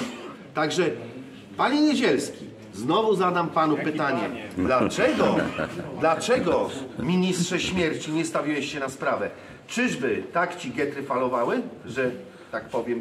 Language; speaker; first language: Polish; native; Polish